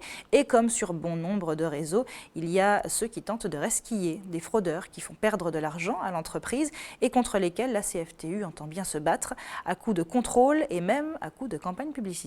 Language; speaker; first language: French; native; French